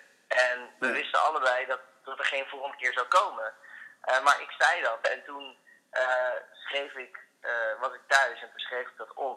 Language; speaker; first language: Dutch; native; Dutch